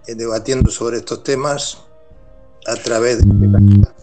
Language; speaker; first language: Spanish; non-native, fluent; French